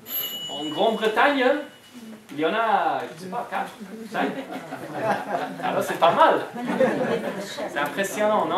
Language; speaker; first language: French; non-native, fluent; English